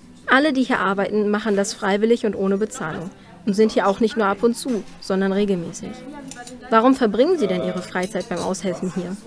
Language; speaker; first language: German; native; German